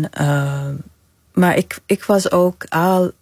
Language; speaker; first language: Dutch; non-native, fluent; Arabic